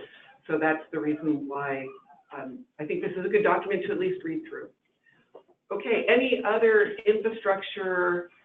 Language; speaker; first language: English; native; English